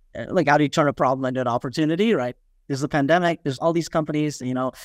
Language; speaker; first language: English; early bilingual, other home language; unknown